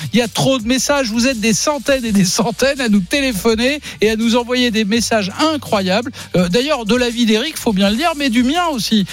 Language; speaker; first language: French; native; French